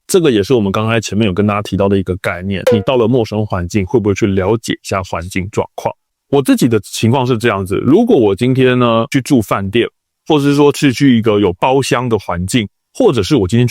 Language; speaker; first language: Chinese; native; Chinese